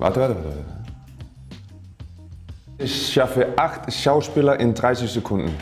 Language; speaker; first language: German; non-native, fluent; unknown